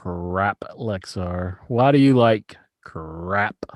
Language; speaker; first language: English; native; English